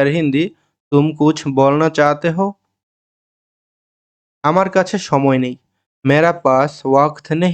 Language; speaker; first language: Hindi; non-native, learner; Bangla